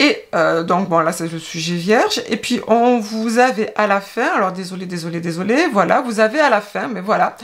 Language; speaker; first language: French; native; French